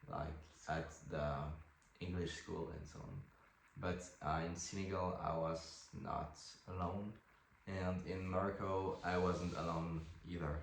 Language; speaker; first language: English; non-native, fluent; French